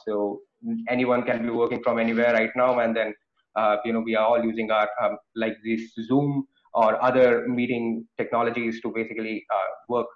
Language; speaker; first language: English; non-native, local second language; Hindi